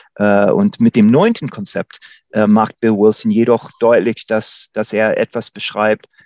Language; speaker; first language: German; non-native, fluent; English